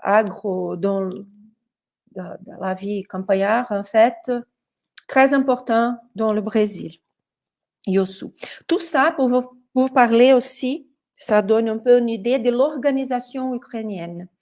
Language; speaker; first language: French; non-native, fluent; Portuguese